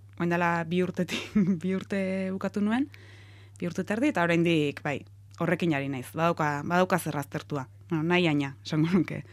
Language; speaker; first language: Basque; native; Basque